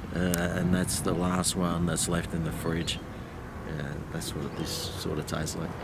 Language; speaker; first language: English; native; English